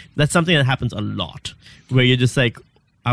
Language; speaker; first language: English; non-native, local second language; Urdu